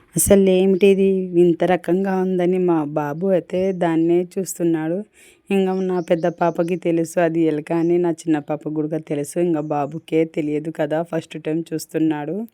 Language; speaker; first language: Telugu; non-native, local second language; Urdu